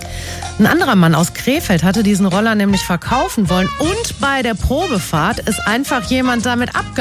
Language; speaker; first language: German; native; German